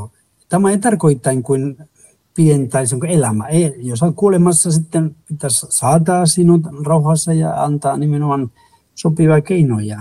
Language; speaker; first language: Finnish; non-native, fluent; Spanish